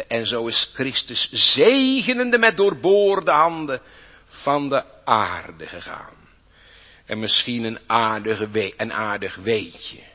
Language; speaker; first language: Dutch; native; Dutch